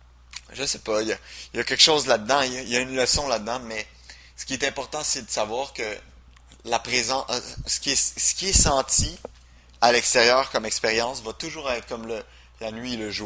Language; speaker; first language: French; native; French